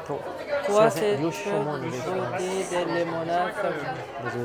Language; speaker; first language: French; non-native, learner; Japanese